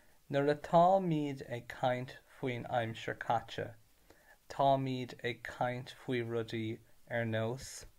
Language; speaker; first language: Irish; non-native, learner; English